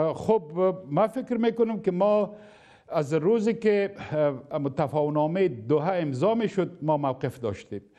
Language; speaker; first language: Persian; non-native, local second language; Pashto